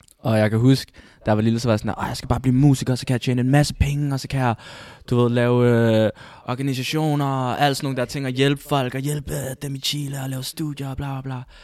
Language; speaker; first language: Danish; early bilingual, other home language; Spanish